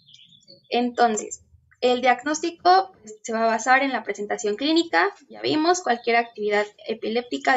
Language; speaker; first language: Spanish; native; Spanish